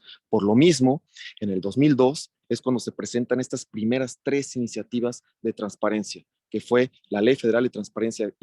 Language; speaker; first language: Spanish; native; Spanish